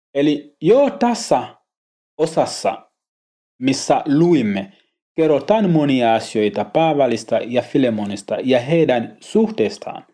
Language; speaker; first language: Finnish; non-native, learner; Swahili